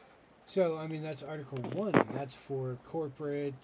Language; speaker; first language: English; native; English